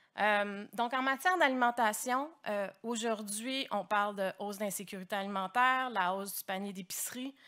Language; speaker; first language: French; native; French